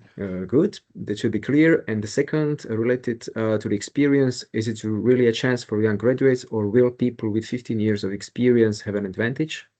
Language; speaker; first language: English; non-native, fluent; Slovak